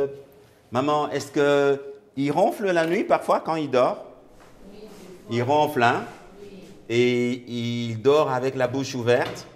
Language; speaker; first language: French; native; French